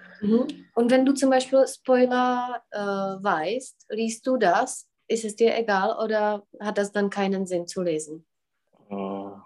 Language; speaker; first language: German; non-native, fluent; Czech